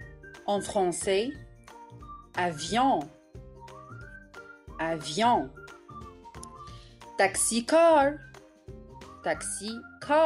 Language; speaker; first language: French; non-native, local second language; Arabic